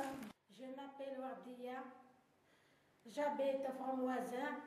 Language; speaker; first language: French; non-native, learner; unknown